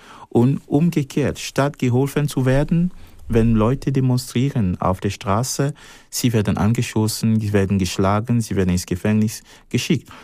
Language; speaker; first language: German; non-native, fluent; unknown